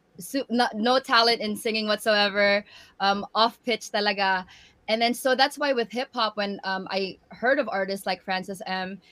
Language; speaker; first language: English; early bilingual, other home language; Waray